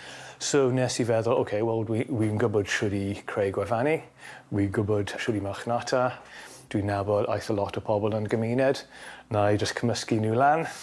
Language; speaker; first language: Welsh; non-native, fluent; English